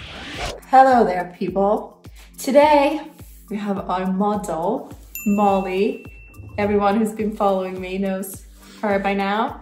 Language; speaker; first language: English; non-native, fluent; Swedish